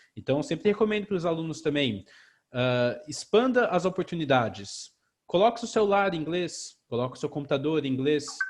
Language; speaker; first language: Portuguese; native; Portuguese